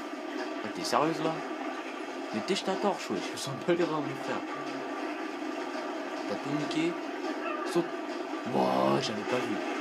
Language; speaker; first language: French; native; French